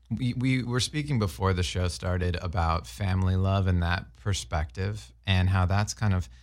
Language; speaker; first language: English; native; English